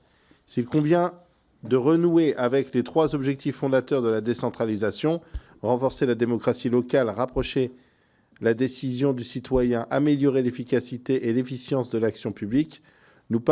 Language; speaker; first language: French; native; French